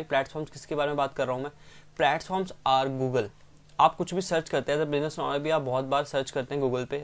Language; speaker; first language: Hindi; native; Hindi